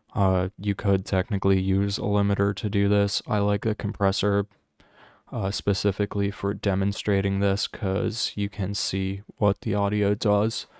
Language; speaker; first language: English; native; English